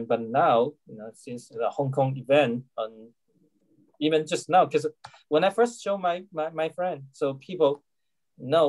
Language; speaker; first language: English; non-native, learner; Chinese